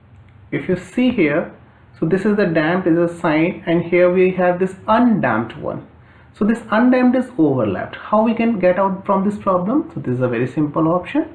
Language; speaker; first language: English; non-native, local second language; Hindi